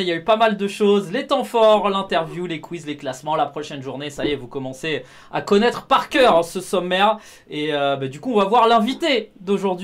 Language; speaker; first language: French; native; French